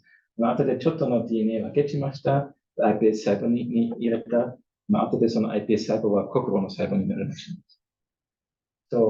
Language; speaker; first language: Japanese; non-native, learner; German